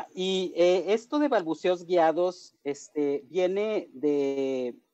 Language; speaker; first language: Spanish; native; Spanish